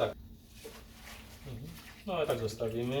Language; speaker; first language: Polish; non-native, fluent; Vietnamese